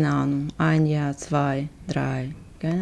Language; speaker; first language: German; non-native, fluent; Ukrainian